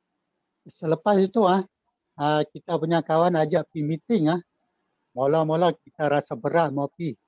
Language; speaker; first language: Malay; native; Malay